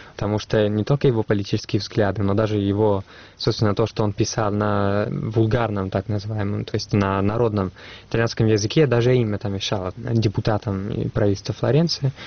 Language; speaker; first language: Russian; non-native, fluent; Italian